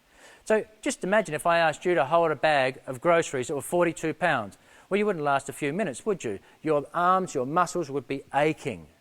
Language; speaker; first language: English; native; English